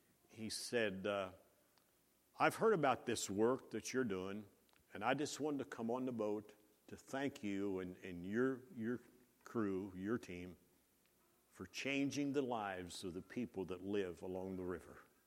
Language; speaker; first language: English; native; English